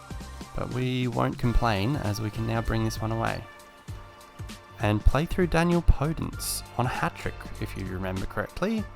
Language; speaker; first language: English; native; English